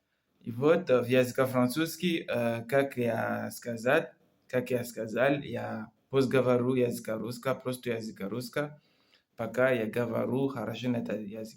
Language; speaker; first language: Russian; non-native, learner; Comorian